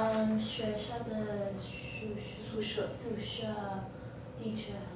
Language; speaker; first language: Chinese; non-native, learner; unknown